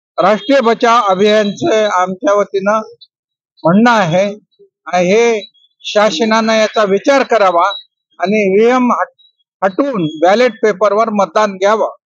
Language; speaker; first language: Marathi; native; Marathi